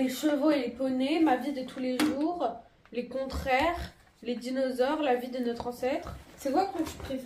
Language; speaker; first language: French; native; French